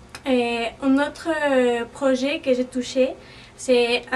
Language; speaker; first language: French; non-native, fluent; Spanish